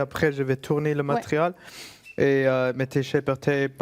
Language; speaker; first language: French; non-native, fluent; German